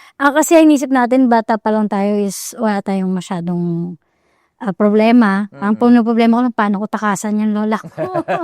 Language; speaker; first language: Filipino; native; Filipino